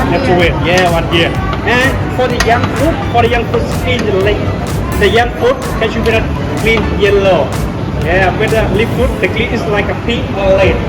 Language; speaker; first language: English; non-native, learner; Thai